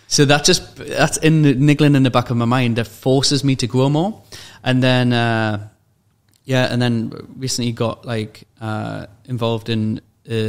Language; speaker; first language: English; native; English